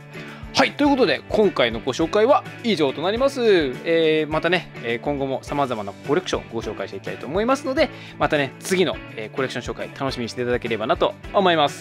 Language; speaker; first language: Japanese; native; Japanese